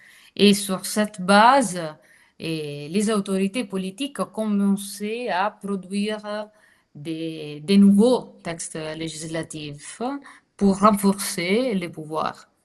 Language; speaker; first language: French; non-native, fluent; Italian